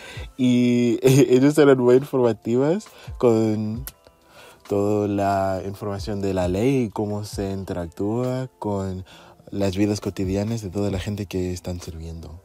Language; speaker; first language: Spanish; non-native, fluent; English